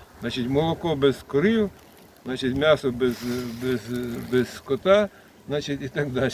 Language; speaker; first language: Ukrainian; native; Ukrainian